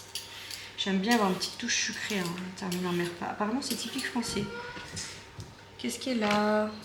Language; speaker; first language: French; native; French